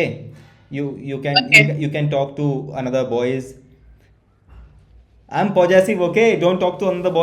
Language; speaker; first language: English; non-native, learner; Hindi